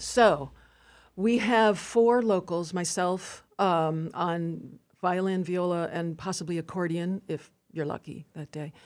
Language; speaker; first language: English; early bilingual, other home language; French